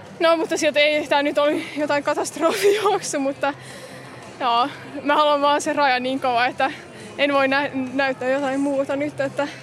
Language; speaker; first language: Finnish; non-native, fluent; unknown